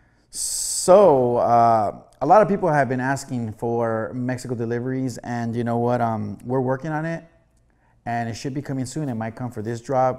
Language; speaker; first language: English; early bilingual, other home language; Spanish